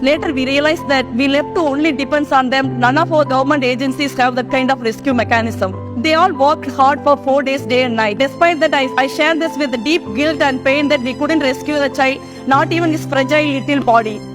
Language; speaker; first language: English; non-native, local second language; Tamil